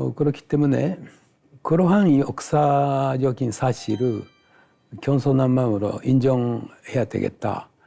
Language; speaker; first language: Korean; non-native, fluent; Japanese